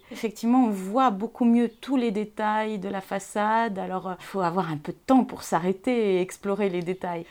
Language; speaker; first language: French; non-native, local second language; Arabic